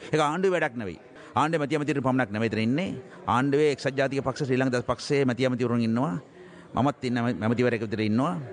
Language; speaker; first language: Sinhala; non-native, local second language; Tamil